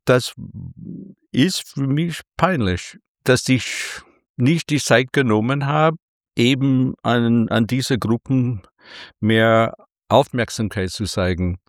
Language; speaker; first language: German; non-native, fluent; English